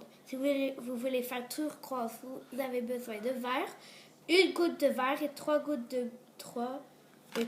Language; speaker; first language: French; native; French